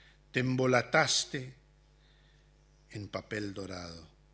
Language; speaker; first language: Spanish; early bilingual, heritage; Spanish